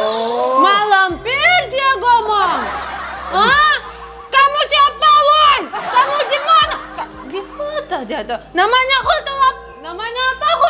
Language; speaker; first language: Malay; non-native, learner; Russian